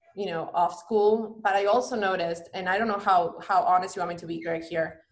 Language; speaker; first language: English; non-native, fluent; Spanish